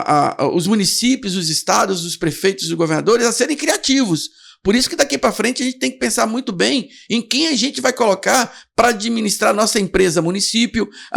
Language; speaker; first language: Portuguese; native; Portuguese